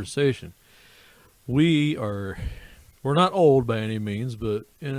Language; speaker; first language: English; native; English